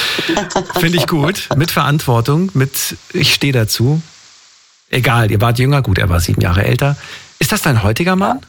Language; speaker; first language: German; native; German